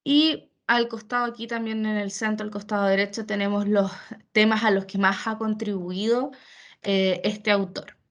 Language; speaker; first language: Spanish; native; Spanish